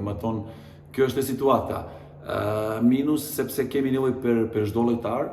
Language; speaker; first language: Albanian; non-native, learner; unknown